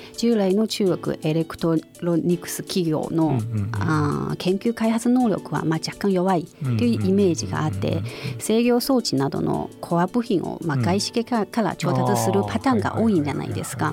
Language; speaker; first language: Japanese; non-native, fluent; Chinese